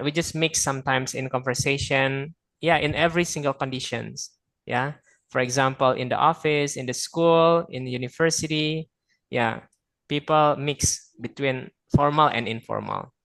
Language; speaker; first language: English; non-native, fluent; Indonesian